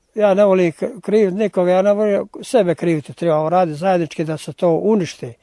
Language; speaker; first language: Croatian; native; Croatian